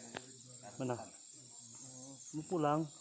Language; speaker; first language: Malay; non-native, local second language; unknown